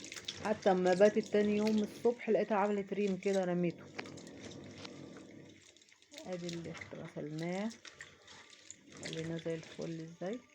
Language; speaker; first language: Arabic; native; Arabic